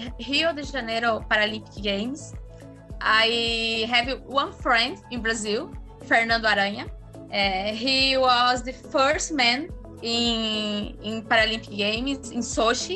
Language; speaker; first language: English; non-native, learner; Portuguese